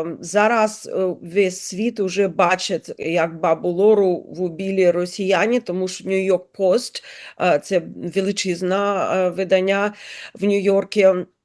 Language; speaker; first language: Ukrainian; non-native, learner; Russian